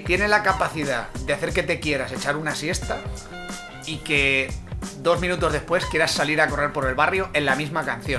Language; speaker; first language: Spanish; native; Spanish